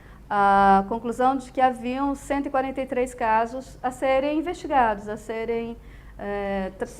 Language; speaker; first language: Portuguese; native; Portuguese